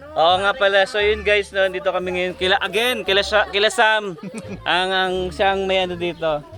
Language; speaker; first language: Filipino; native; Filipino